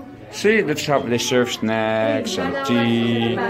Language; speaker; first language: English; non-native, fluent; Dutch